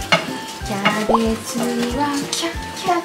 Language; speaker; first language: Japanese; native; Japanese